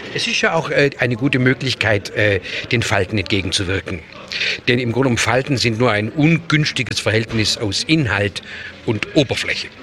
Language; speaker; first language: German; native; German